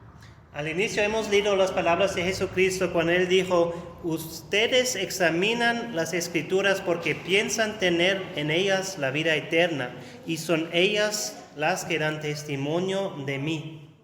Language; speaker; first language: Spanish; non-native, fluent; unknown